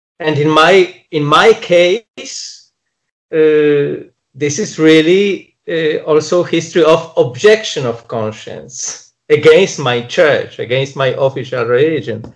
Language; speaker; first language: English; non-native, fluent; Polish